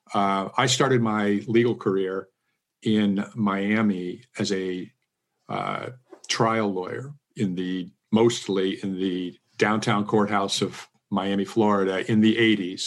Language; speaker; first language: English; native; English